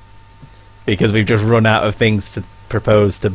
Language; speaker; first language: English; native; English